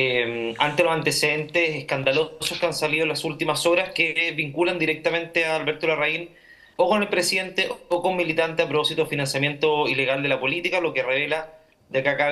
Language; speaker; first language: Spanish; native; Spanish